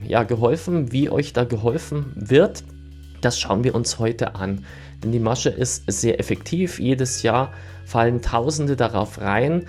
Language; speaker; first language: German; native; German